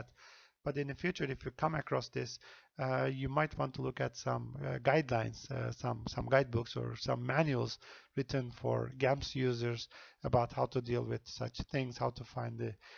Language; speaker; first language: English; non-native, fluent; Turkish